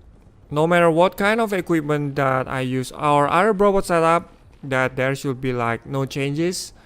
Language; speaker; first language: English; non-native, fluent; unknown